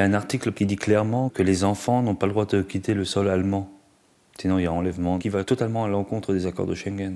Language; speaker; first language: French; native; French